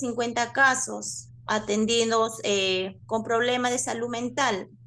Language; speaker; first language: Spanish; native; Spanish